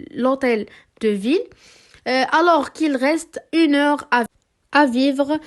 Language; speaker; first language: French; non-native, local second language; Arabic